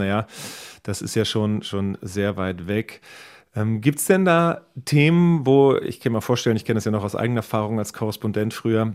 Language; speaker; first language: German; native; German